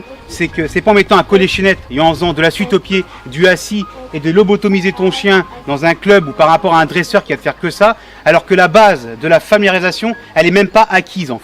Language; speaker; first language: French; native; French